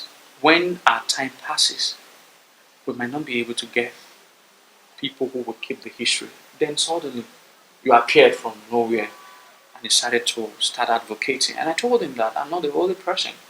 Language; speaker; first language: English; non-native, local second language; Bini